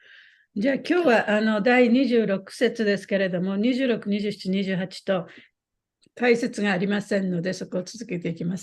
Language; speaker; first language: Japanese; native; Japanese